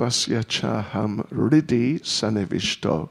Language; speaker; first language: Russian; non-native, learner; English